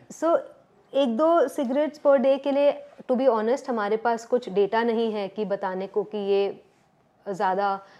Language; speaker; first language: Hindi; native; Hindi